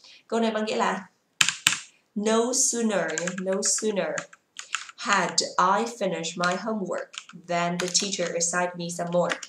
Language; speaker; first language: English; non-native, fluent; Vietnamese